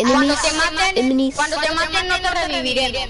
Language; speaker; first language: Spanish; native; Spanish